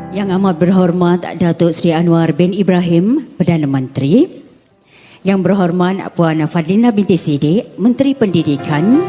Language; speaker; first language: Malay; native; Malay